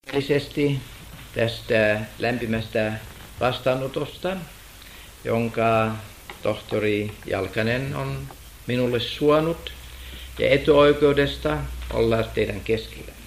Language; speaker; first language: Finnish; non-native, fluent; German